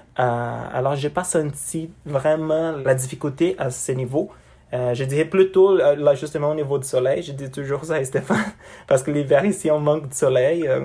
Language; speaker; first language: French; non-native, fluent; Portuguese